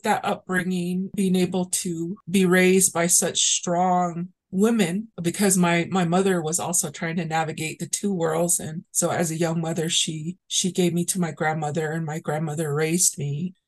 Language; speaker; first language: English; early bilingual, other home language; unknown